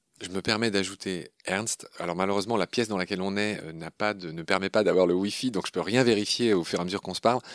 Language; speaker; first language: French; native; French